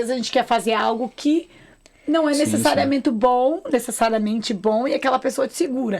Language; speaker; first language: Portuguese; native; Portuguese